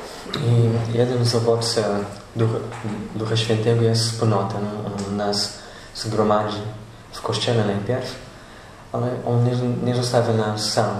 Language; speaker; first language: Polish; non-native, learner; Portuguese